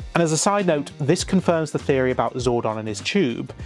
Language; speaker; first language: English; native; English